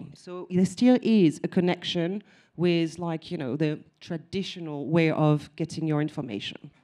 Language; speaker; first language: English; non-native, fluent; French